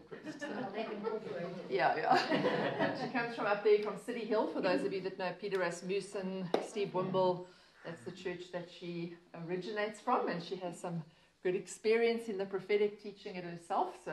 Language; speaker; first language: English; native; English